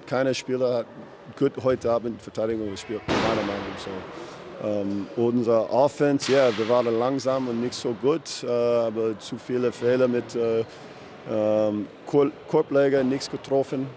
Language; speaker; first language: German; non-native, learner; English